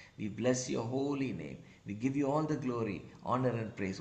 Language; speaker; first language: English; non-native, local second language; Tamil